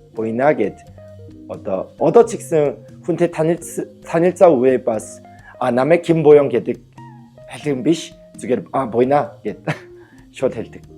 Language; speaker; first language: Mongolian; non-native, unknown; Korean